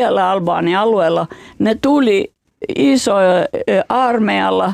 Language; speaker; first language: Finnish; non-native, fluent; Albanian